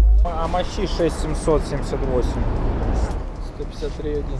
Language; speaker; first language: Russian; native; Russian